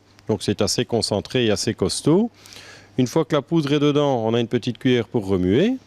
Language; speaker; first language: French; native; French